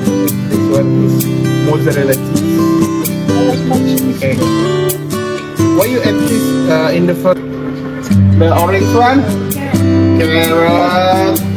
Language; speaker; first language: English; non-native, fluent; Indonesian